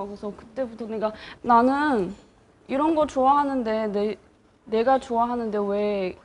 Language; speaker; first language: Korean; non-native, fluent; Chinese